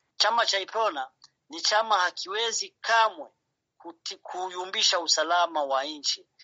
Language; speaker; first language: Swahili; non-native, local second language; Rundi